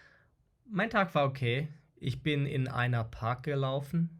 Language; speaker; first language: German; non-native, learner; English